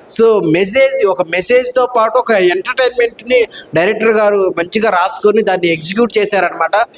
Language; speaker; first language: Telugu; native; Telugu